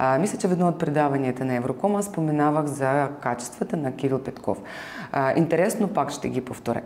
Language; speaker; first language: Bulgarian; non-native, fluent; Ukrainian